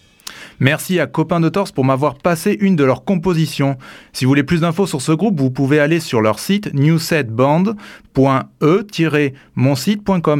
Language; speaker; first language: French; native; French